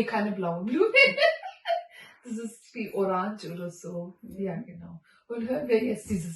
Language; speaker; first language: German; non-native, learner; Malayalam